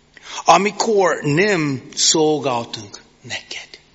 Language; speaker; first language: Hungarian; non-native, fluent; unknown